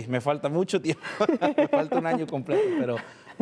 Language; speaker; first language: Spanish; native; Spanish